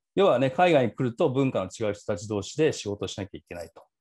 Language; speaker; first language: Japanese; native; Japanese